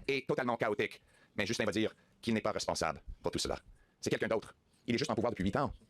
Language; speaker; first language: French; non-native, local second language; English